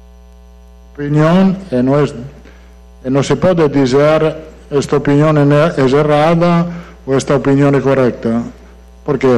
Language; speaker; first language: Portuguese; non-native, fluent; Italian